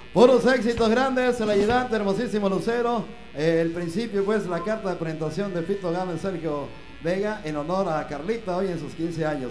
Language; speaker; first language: Spanish; native; Spanish